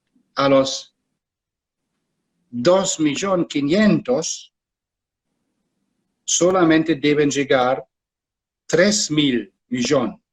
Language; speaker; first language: Spanish; non-native, fluent; German